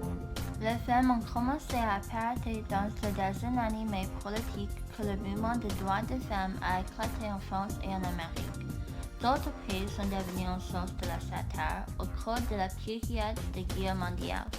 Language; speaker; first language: French; non-native, learner; English